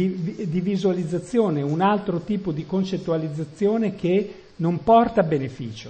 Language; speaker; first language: Italian; native; Italian